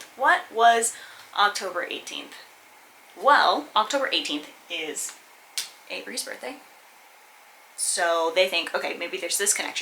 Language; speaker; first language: English; native; English